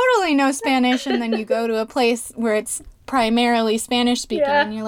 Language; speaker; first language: English; early bilingual, other home language; Spanish